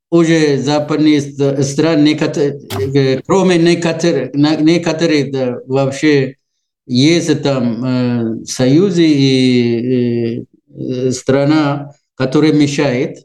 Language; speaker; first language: Russian; non-native, learner; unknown